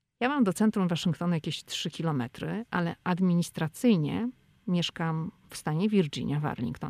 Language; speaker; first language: Polish; native; Polish